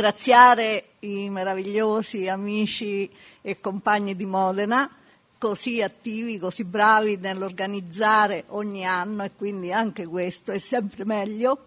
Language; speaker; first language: Italian; native; Italian